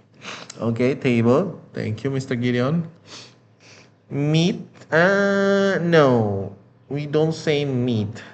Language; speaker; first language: English; non-native, fluent; Indonesian